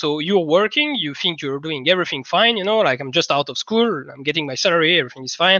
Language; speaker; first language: English; non-native, fluent; French